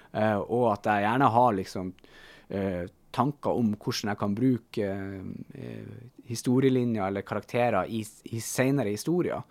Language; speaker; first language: Norwegian; native; Norwegian